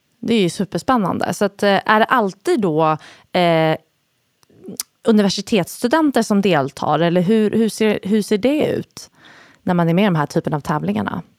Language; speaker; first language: Swedish; native; Swedish